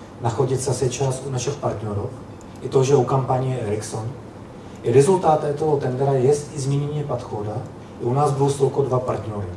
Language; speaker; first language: Russian; non-native, learner; Czech